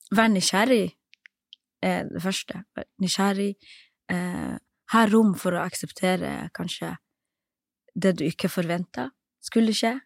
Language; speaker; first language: Norwegian; early bilingual, other home language; Somali